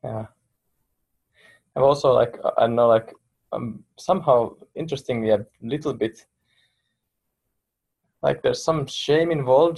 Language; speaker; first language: English; non-native, fluent; Finnish